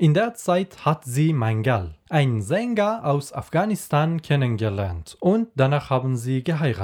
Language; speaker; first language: German; non-native, learner; Persian